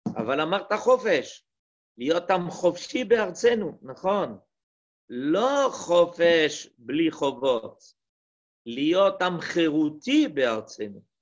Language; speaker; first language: Hebrew; non-native, fluent; French